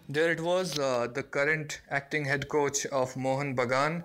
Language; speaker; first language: English; non-native, local second language; Bangla